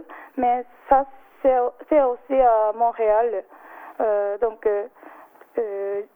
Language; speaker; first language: French; non-native, learner; Japanese